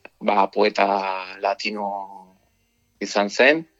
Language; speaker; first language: Basque; non-native, learner; Italian